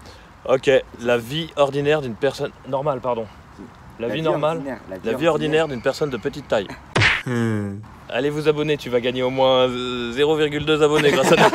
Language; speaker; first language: French; native; French